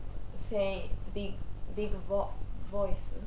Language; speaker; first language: English; non-native, learner; Japanese